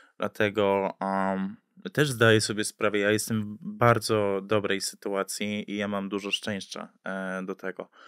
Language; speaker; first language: Polish; early bilingual, heritage; English